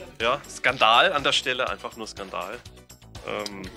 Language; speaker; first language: German; native; German